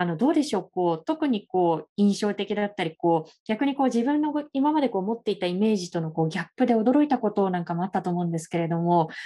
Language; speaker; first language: Japanese; native; Japanese